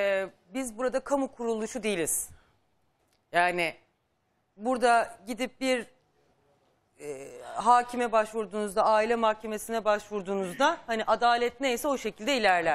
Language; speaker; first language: Turkish; native; Turkish